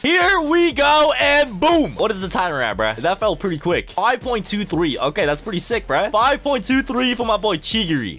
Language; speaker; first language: English; native; English